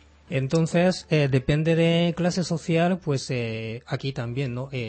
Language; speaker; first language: Spanish; non-native, fluent; Japanese